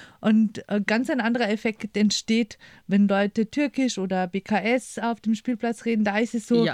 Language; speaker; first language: German; non-native, local second language; Croatian